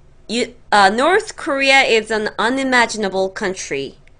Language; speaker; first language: English; non-native, fluent; Korean